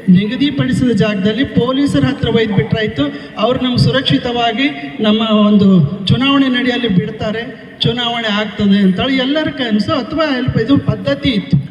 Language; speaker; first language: Kannada; native; Kannada